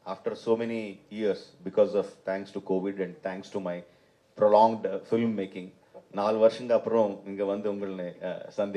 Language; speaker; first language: Tamil; non-native, fluent; Telugu